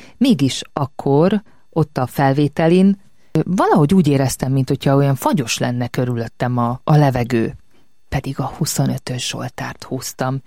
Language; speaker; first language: Hungarian; native; Hungarian